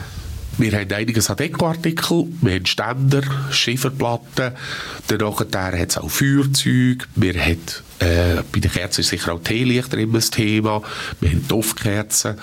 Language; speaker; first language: German; native; German